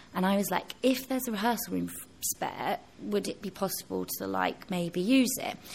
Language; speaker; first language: English; native; English